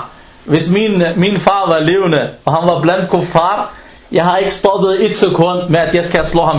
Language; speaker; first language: Danish; non-native, local second language; Arabic